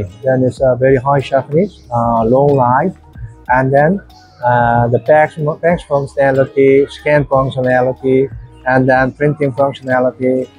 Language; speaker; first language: English; non-native, learner; Korean